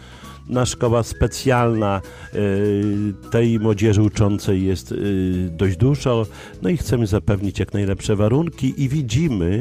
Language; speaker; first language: Polish; native; Polish